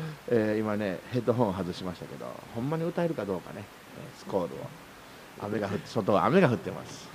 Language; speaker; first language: Japanese; native; Japanese